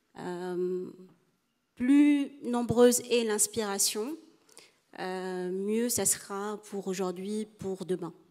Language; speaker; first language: French; non-native, local second language; Arabic